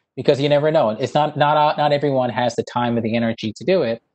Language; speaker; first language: English; native; English